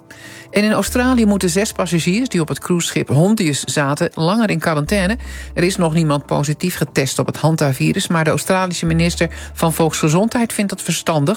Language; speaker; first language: Dutch; native; Dutch